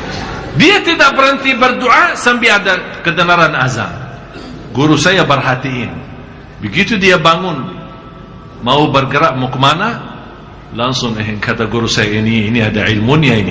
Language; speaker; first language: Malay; non-native, fluent; Arabic